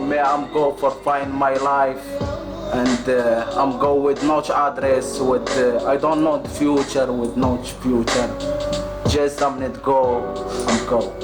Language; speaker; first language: English; non-native, learner; French